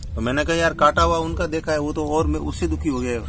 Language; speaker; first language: Hindi; native; Hindi